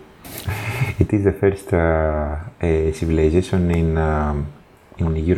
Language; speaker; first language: English; non-native, fluent; Greek